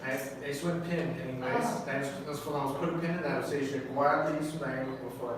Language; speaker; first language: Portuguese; non-native, fluent; English